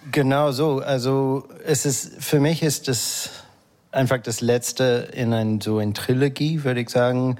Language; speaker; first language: German; non-native, fluent; English